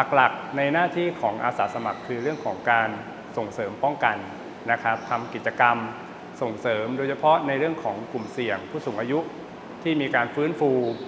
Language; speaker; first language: Thai; native; Thai